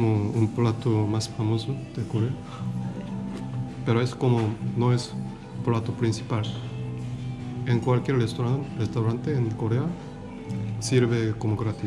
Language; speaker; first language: Spanish; non-native, learner; Korean